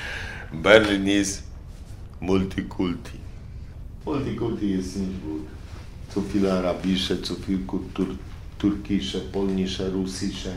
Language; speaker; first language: German; non-native, learner; Polish